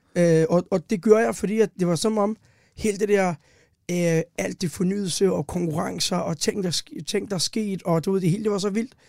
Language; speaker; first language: Danish; early bilingual, other home language; Turkish